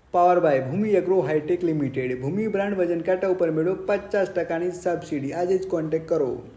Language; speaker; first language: Gujarati; native; Gujarati